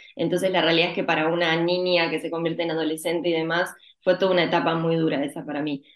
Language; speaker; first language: Spanish; early bilingual, other home language; Ukrainian